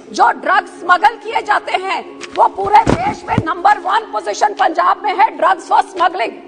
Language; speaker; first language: Hindi; non-native, local second language; Punjabi